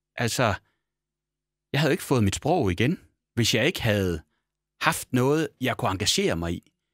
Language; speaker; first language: Danish; native; Danish